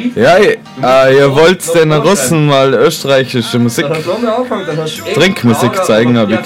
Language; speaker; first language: German; native; German